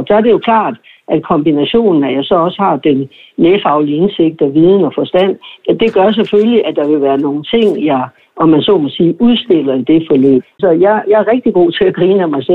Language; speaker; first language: Danish; native; Danish